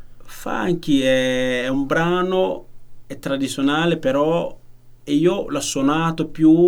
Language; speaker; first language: Italian; non-native, learner; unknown